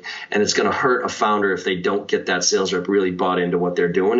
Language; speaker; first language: English; native; English